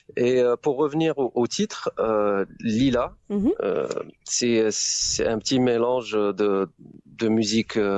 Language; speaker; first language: French; non-native, local second language; Arabic